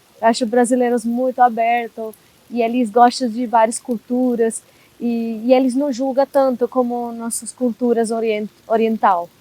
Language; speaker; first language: Portuguese; non-native, learner; Hindi